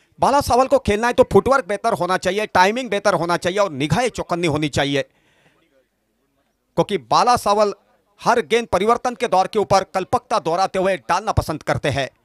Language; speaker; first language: Hindi; non-native, local second language; Marathi